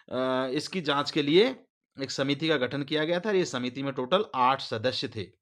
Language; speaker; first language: Hindi; native; Hindi